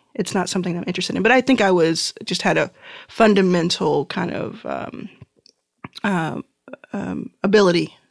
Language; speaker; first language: English; native; English